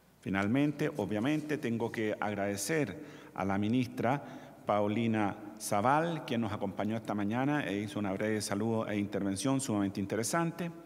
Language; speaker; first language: Spanish; native; Spanish